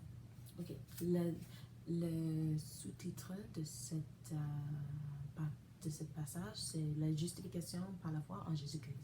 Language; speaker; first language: French; non-native, learner; English